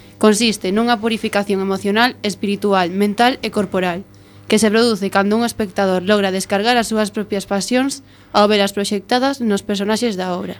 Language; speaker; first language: Galician; non-native, local second language; Spanish